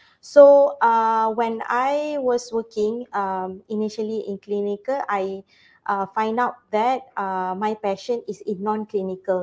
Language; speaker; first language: English; non-native, local second language; Malay